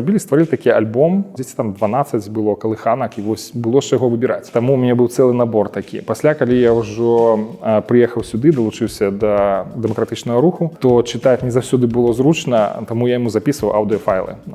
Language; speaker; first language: Belarusian; native; Belarusian